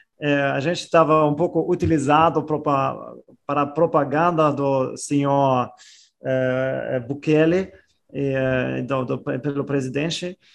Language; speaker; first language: Portuguese; non-native, fluent; German